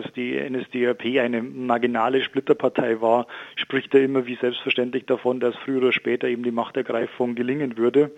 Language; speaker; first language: German; native; German